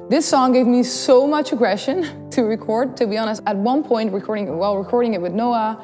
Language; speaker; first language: English; non-native, fluent; Dutch